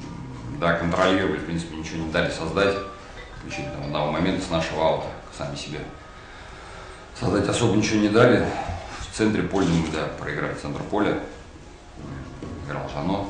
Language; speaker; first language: Russian; native; Russian